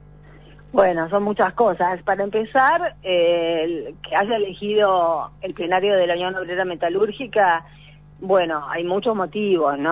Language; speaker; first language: Spanish; native; Spanish